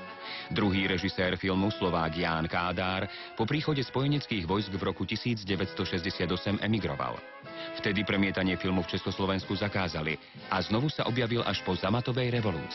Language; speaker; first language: Slovak; native; Slovak